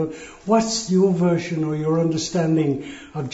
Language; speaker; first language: English; native; English